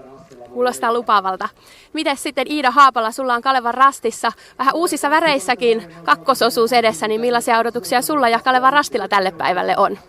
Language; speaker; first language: Finnish; native; Finnish